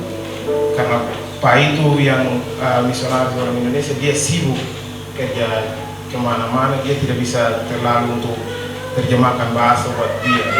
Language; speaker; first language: Indonesian; non-native, learner; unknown